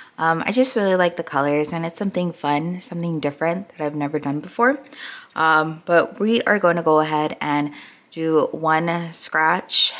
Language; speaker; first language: English; native; English